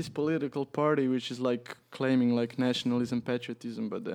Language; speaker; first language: English; non-native, fluent; Croatian